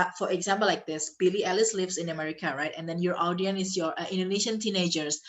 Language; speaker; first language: English; non-native, fluent; Indonesian